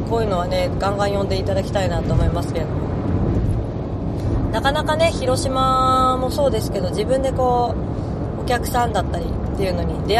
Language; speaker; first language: Japanese; native; Japanese